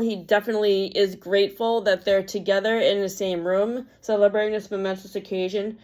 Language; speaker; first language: English; native; English